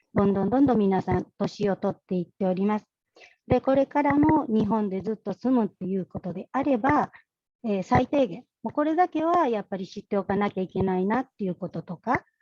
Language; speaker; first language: Japanese; non-native, fluent; Spanish